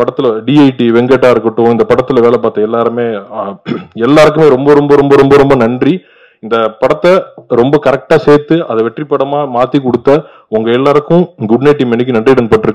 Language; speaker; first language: Tamil; native; Tamil